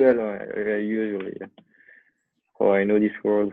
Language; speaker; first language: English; non-native, learner; French